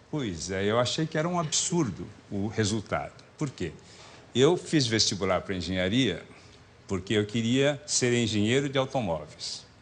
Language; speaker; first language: Portuguese; early bilingual, other home language; Japanese